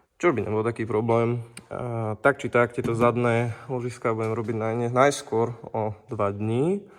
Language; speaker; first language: Slovak; native; Slovak